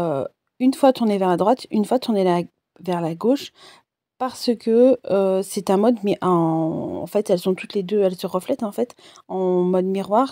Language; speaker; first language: French; native; French